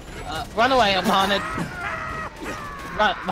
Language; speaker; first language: English; native; English